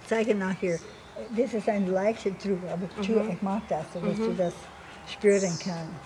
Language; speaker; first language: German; non-native, learner; English